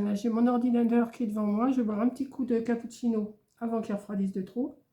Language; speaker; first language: French; native; French